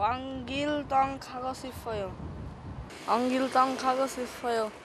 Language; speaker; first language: Korean; non-native, learner; Bangla